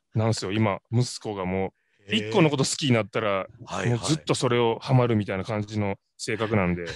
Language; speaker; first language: Japanese; native; Japanese